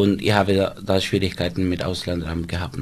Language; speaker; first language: German; non-native, fluent; Spanish